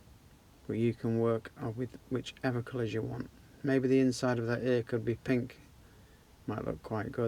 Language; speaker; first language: English; native; English